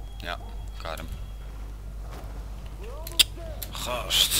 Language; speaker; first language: Dutch; native; Dutch